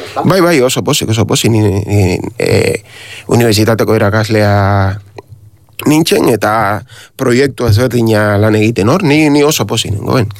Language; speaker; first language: Basque; non-native, learner; Spanish